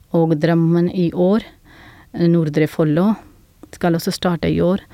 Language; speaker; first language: Norwegian; non-native, fluent; Urdu